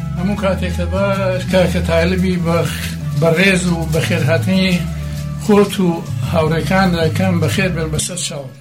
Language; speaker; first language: Central Kurdish; non-native, local second language; Gurani